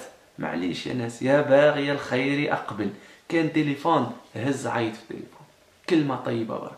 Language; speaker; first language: Arabic; native; Arabic